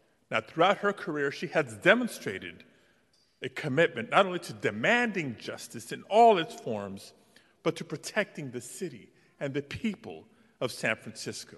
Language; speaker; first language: English; native; English